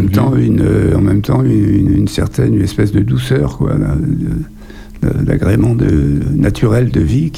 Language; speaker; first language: French; native; French